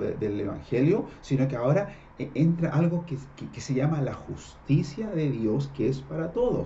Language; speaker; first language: Spanish; native; Spanish